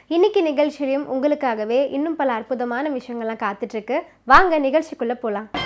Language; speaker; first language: Tamil; native; Tamil